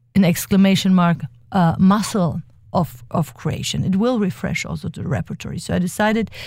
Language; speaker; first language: English; early bilingual, other home language; German